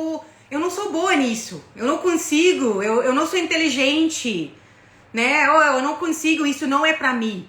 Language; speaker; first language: Portuguese; non-native, fluent; English